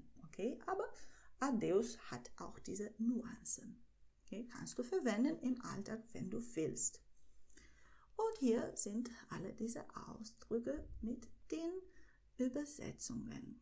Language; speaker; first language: German; non-native, fluent; Portuguese